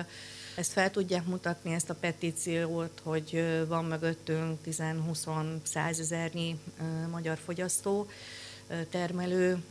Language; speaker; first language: Hungarian; native; Hungarian